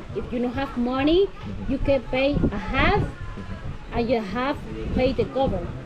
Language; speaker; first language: English; non-native, learner; Spanish